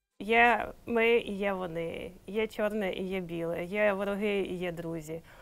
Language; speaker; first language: Ukrainian; native; Ukrainian